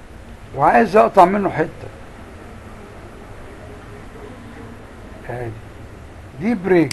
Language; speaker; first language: Arabic; native; Arabic